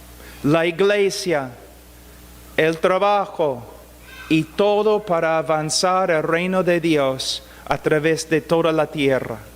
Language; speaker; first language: Spanish; non-native, fluent; English